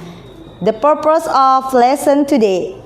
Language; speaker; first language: English; non-native, learner; Indonesian